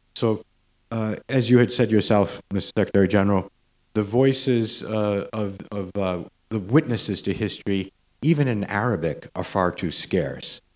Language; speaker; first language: English; native; English